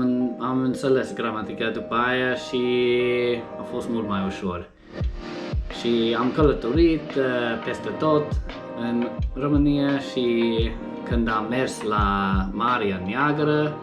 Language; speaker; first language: Romanian; non-native, learner; English